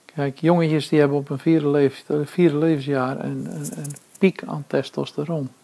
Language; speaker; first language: Dutch; early bilingual, other home language; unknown